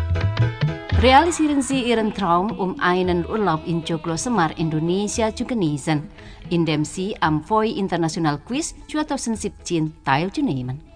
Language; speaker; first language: German; non-native, learner; Indonesian